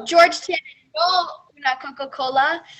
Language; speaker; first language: Spanish; non-native, learner; English